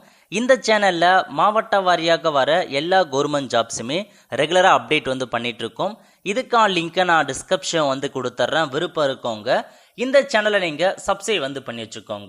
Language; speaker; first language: Tamil; native; Tamil